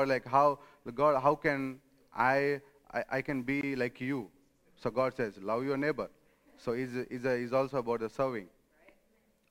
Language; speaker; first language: English; non-native, local second language; Telugu